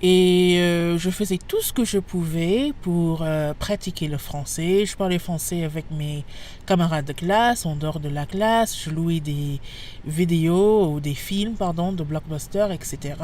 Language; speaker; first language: French; non-native, fluent; English